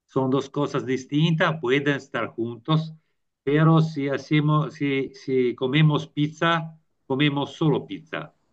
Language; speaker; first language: Spanish; non-native, learner; Polish